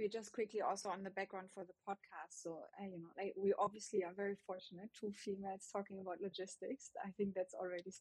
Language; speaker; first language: English; non-native, fluent; German